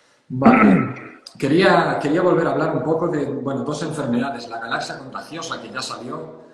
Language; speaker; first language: Spanish; native; Spanish